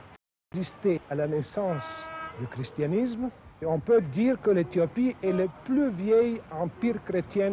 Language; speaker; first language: French; native; French